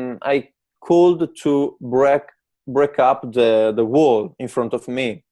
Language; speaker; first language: English; non-native, learner; Italian